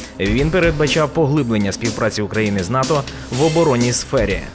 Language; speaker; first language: Ukrainian; native; Ukrainian